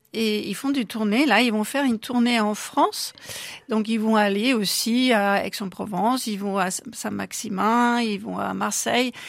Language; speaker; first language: French; non-native, fluent; German